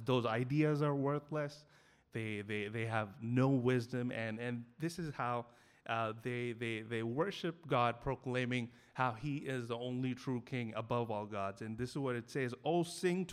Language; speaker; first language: English; non-native, local second language; Hindi